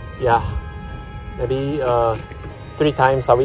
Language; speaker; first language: English; non-native, learner; Japanese